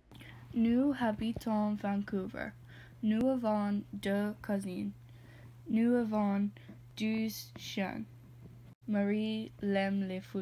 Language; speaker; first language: French; non-native, learner; English